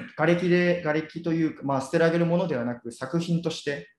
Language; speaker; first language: Japanese; native; Japanese